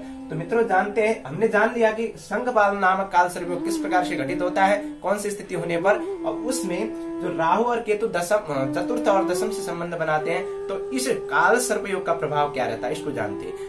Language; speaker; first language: Hindi; native; Hindi